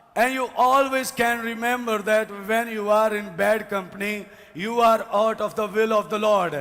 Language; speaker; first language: English; non-native, local second language; Punjabi